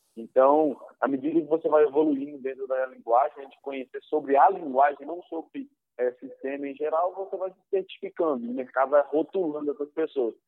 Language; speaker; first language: Portuguese; native; Portuguese